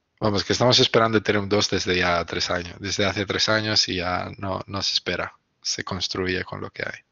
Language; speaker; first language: Spanish; non-native, fluent; Italian